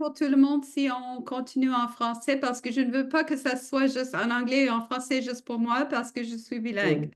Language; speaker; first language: French; non-native, fluent; English